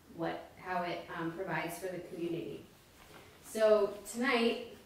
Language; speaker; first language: English; native; English